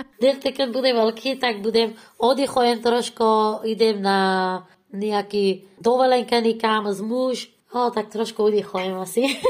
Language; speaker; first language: Slovak; non-native, learner; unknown